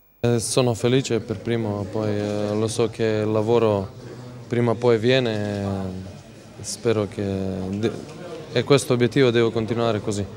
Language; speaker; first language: Italian; non-native, fluent; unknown